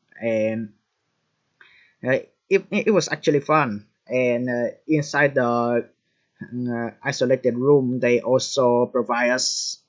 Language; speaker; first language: English; non-native, fluent; Vietnamese